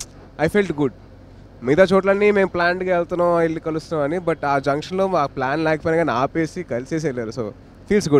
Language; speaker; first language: Telugu; native; Telugu